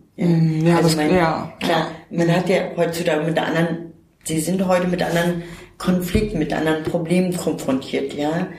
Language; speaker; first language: German; non-native, fluent; Turkish